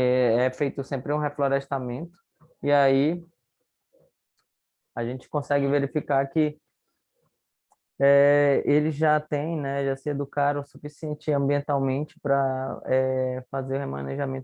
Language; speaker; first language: Portuguese; native; Portuguese